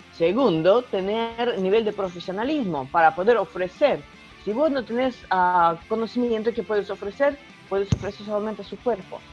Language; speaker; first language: Spanish; non-native, learner; Russian